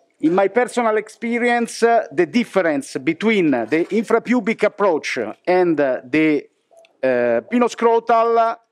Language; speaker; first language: English; non-native, fluent; Italian